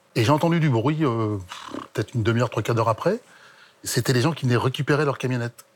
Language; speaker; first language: French; native; French